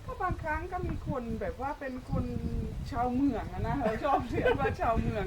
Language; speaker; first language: Thai; non-native, fluent; Dutch